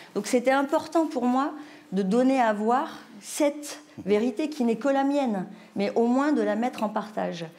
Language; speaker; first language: French; native; French